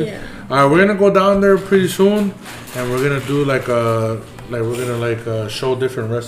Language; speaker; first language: English; early bilingual, other home language; Spanish